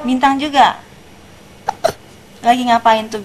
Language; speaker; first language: Indonesian; native; Indonesian